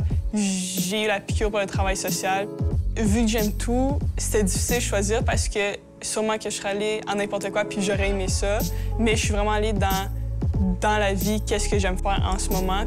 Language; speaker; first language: French; native; French